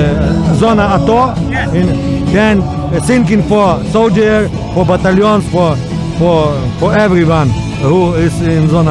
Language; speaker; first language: English; non-native, learner; Ukrainian